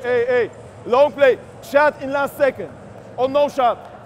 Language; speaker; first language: English; non-native, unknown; Polish